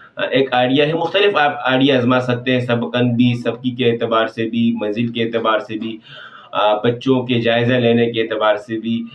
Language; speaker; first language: Urdu; non-native, local second language; Pashto